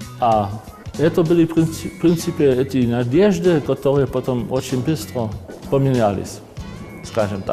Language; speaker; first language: Russian; non-native, fluent; German